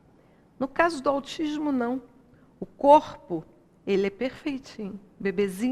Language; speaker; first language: Portuguese; native; Portuguese